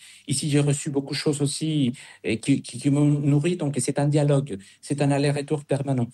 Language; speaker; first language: French; non-native, fluent; Spanish